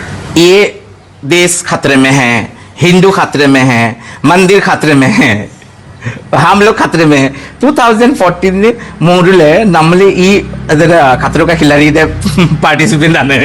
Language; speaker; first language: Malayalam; non-native, fluent; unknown